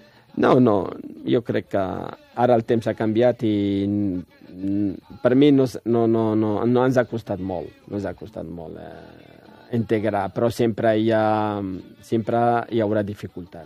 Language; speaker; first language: Catalan; non-native, fluent; Riffian